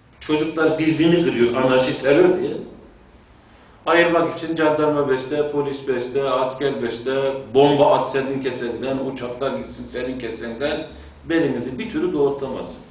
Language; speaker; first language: Turkish; native; Turkish